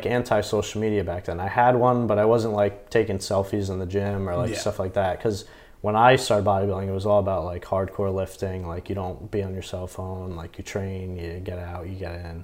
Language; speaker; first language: English; native; English